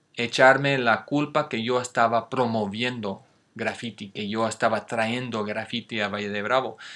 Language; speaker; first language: Spanish; non-native, fluent; English